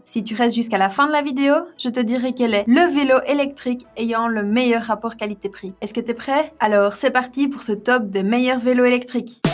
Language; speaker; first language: French; native; French